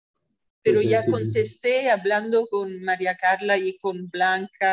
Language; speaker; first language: Spanish; non-native, fluent; Italian